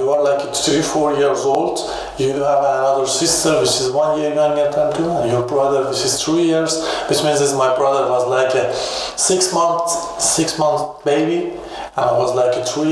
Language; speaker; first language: English; non-native, fluent; Persian